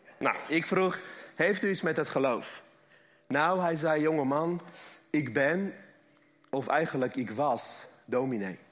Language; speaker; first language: Dutch; early bilingual, other home language; Armenian